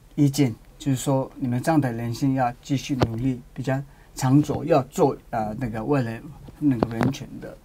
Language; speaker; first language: Chinese; non-native, learner; Tibetan